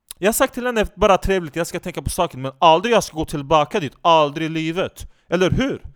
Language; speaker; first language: Swedish; non-native, fluent; Turkish